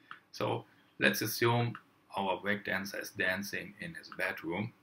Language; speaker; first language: English; non-native, fluent; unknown